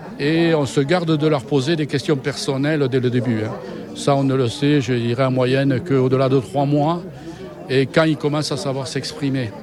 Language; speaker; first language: French; native; French